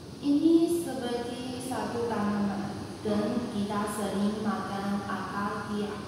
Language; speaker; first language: Indonesian; non-native, learner; Chinese